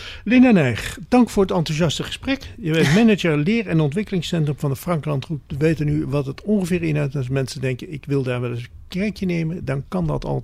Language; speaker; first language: Dutch; native; Dutch